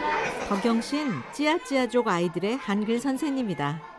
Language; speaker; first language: Korean; native; Korean